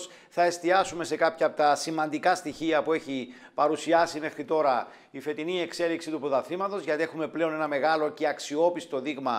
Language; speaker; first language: Greek; native; Greek